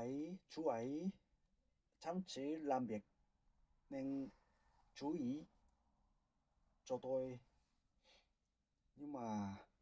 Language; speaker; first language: Vietnamese; non-native, learner; Japanese